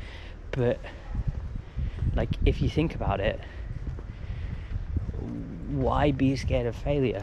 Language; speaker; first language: English; native; English